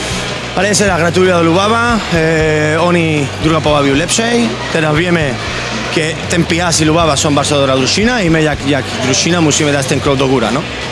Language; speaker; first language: Polish; non-native, learner; Spanish